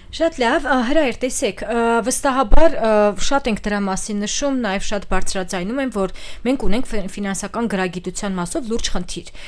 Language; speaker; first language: Armenian; native; Armenian